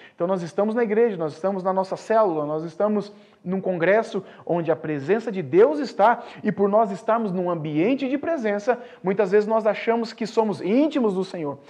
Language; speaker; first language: Portuguese; native; Portuguese